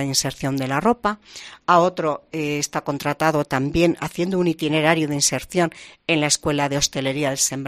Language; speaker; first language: Spanish; native; Spanish